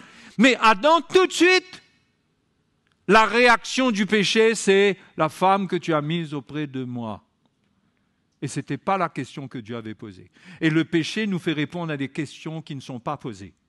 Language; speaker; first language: French; native; French